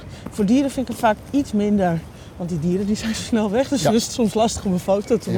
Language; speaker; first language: Dutch; native; Dutch